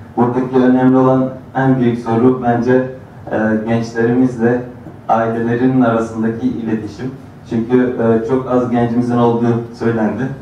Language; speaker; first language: Turkish; early bilingual, other home language; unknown